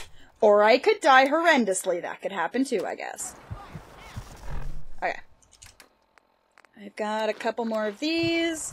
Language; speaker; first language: English; native; English